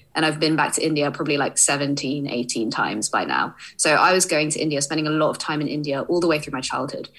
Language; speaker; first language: English; early bilingual, other home language; Hindi